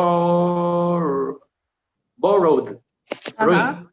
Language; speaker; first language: English; non-native, learner; Spanish